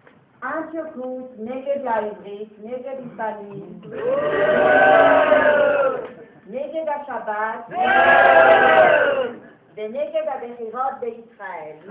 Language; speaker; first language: Hebrew; non-native, learner; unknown